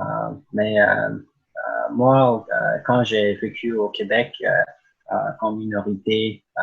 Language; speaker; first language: French; early bilingual, other home language; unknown